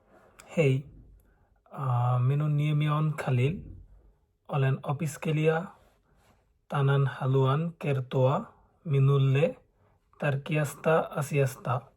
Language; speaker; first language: Finnish; non-native, learner; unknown